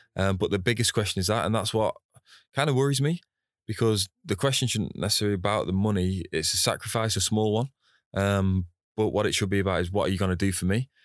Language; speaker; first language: English; native; English